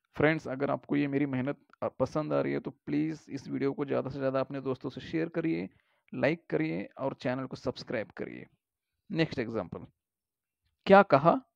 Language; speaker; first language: Hindi; native; Hindi